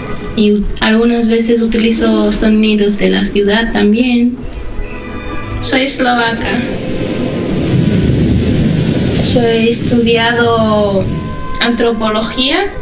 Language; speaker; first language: Spanish; non-native, fluent; Slovak